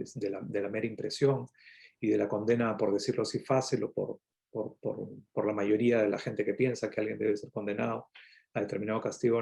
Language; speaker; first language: Spanish; native; Spanish